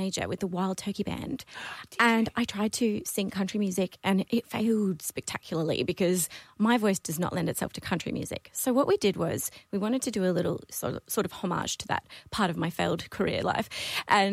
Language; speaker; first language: English; non-native, local second language; Dutch